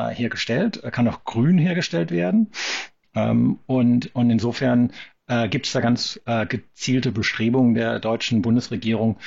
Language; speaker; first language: German; native; German